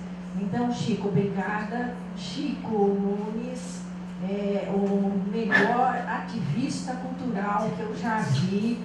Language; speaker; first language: Portuguese; native; Portuguese